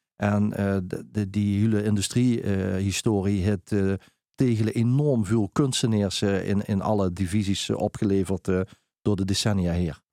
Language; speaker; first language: Dutch; native; Dutch